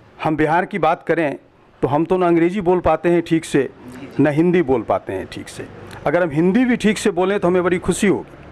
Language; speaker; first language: Hindi; native; Hindi